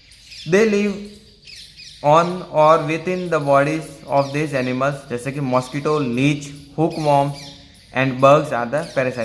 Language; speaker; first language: Hindi; native; Hindi